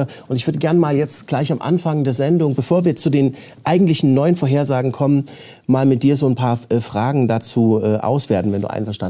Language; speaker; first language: German; native; German